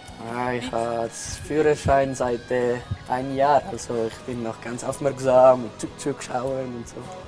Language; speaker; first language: German; non-native, local second language; French